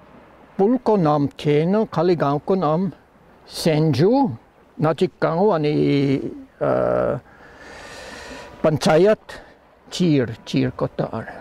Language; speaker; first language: Nepali; non-native, learner; German